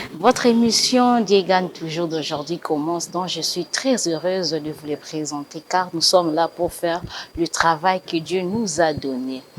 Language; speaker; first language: French; non-native, local second language; Lingala